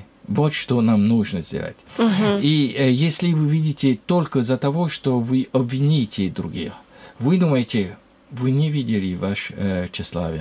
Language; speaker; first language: Russian; non-native, learner; French